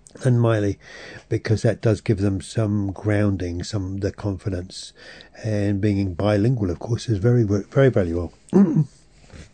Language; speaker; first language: English; native; English